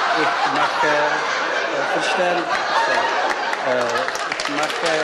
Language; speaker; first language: German; non-native, learner; Czech